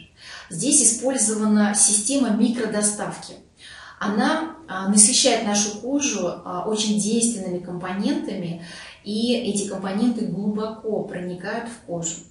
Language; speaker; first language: Russian; native; Russian